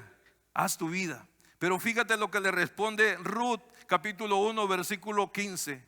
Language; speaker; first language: Spanish; native; Spanish